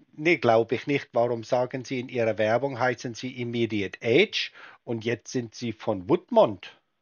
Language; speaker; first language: German; native; German